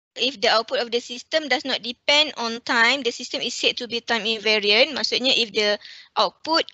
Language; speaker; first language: English; non-native, local second language; Malay